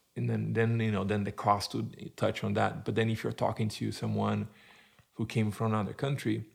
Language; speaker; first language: English; non-native, fluent; Portuguese